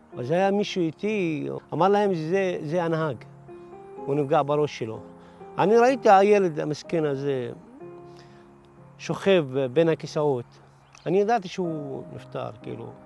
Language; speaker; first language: Hebrew; non-native, local second language; Arabic